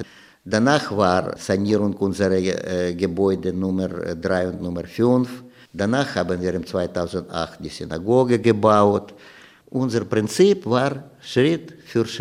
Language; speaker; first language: German; non-native, learner; Russian